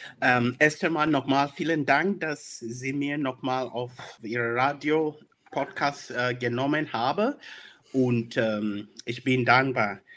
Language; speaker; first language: German; non-native, learner; English